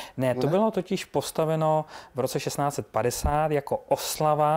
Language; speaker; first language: Czech; native; Czech